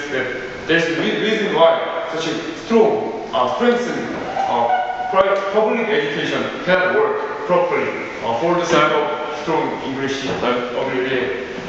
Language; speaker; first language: English; non-native, fluent; Korean